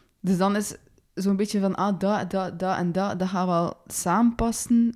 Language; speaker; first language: Dutch; native; Dutch